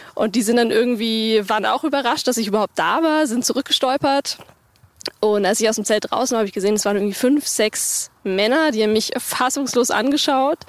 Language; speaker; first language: German; native; German